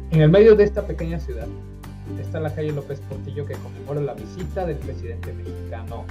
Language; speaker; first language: Spanish; native; Spanish